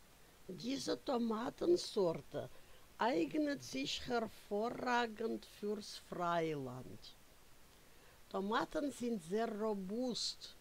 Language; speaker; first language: German; non-native, fluent; Russian